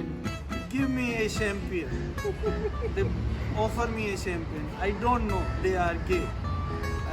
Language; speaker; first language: English; non-native, learner; Hindi